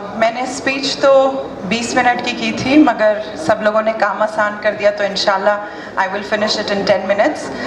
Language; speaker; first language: Hindi; native; Hindi